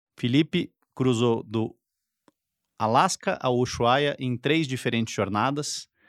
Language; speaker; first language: Portuguese; native; Portuguese